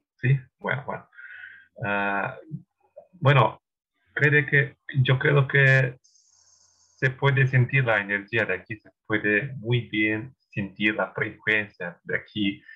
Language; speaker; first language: Spanish; non-native, learner; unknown